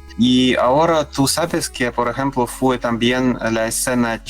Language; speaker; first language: Spanish; non-native, learner; Russian